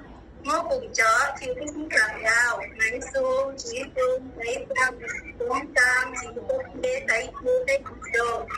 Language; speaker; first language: Cantonese; non-native, learner; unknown